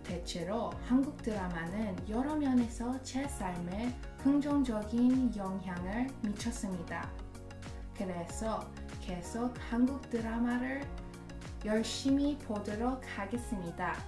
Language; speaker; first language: Korean; non-native, learner; Persian